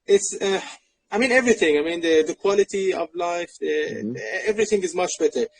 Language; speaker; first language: English; non-native, fluent; Persian